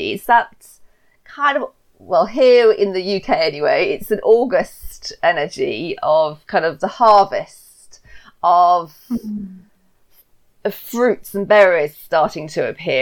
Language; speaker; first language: English; native; English